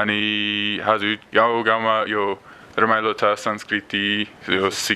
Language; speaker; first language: Nepali; non-native, learner; English